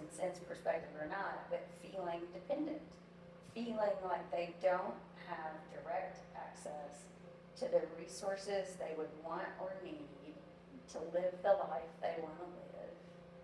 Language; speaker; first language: English; native; English